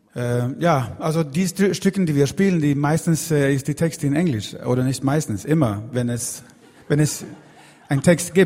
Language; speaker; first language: German; non-native, learner; Swedish